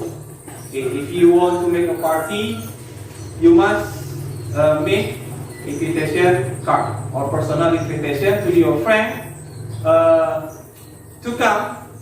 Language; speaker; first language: English; non-native, learner; Indonesian